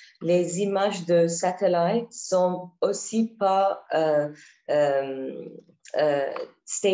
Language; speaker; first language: French; non-native, learner; Arabic